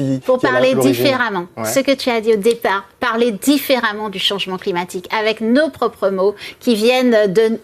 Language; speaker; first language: French; native; French